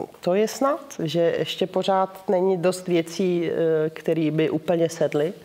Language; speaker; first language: Czech; early bilingual, heritage; Czech